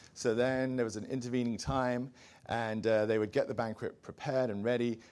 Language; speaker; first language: English; native; English